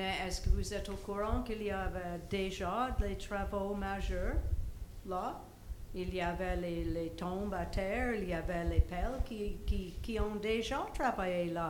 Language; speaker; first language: French; non-native, local second language; English